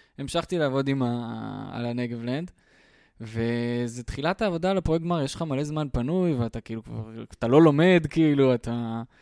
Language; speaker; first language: Hebrew; native; Hebrew